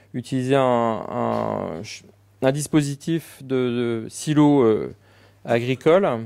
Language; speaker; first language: French; native; French